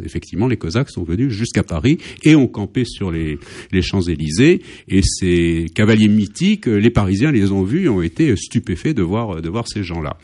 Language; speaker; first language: French; native; French